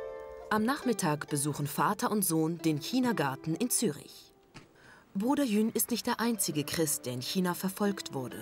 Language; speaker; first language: German; native; German